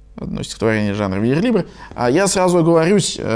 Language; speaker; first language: Russian; native; Russian